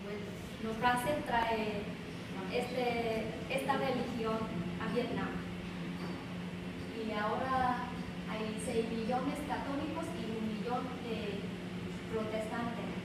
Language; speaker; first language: Spanish; non-native, learner; Vietnamese